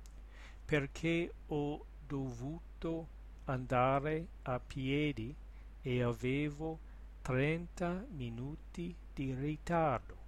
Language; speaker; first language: Italian; non-native, learner; English